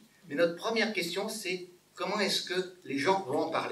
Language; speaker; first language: French; native; French